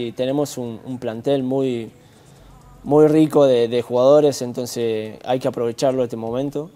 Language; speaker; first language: Spanish; native; Spanish